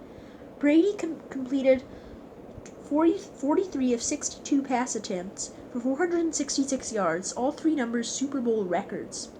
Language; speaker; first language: English; native; English